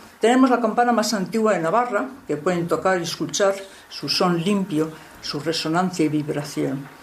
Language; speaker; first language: Spanish; native; Spanish